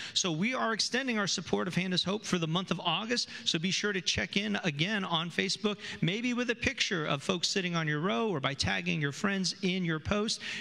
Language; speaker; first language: English; native; English